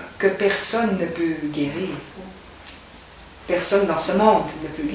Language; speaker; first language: French; native; French